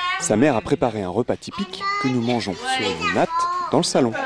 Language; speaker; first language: French; native; French